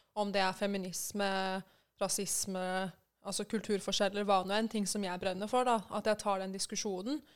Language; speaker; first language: Norwegian; early bilingual, other home language; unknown